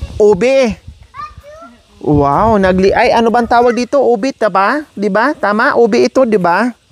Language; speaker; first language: Filipino; non-native, local second language; Cebuano